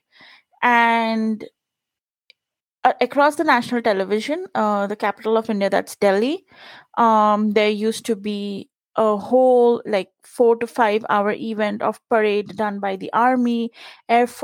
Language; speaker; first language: English; non-native, local second language; Punjabi